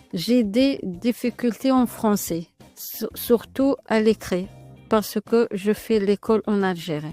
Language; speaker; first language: French; non-native, local second language; Arabic